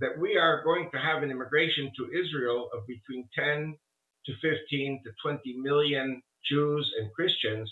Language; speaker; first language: English; early bilingual, other home language; Spanish